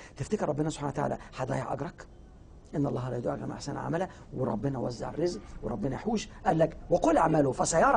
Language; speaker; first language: Arabic; native; Arabic